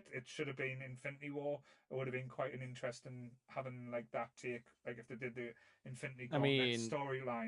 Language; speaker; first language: English; native; English